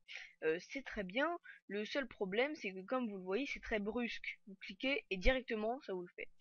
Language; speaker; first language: French; native; French